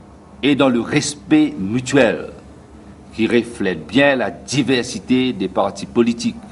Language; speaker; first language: French; non-native, local second language; Morisyen